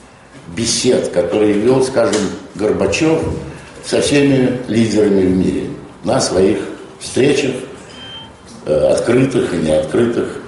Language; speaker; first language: Russian; native; Russian